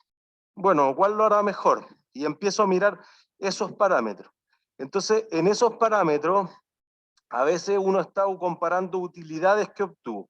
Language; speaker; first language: Spanish; native; Spanish